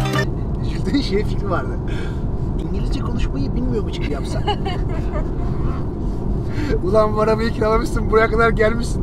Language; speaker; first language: Turkish; native; Turkish